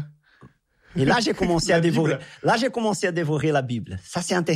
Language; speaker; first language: French; non-native, fluent; Portuguese